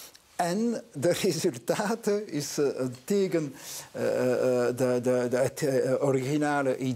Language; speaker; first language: Dutch; non-native, local second language; French